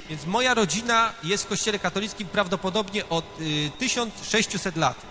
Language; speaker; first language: Polish; native; Polish